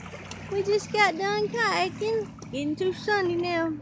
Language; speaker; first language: English; native; English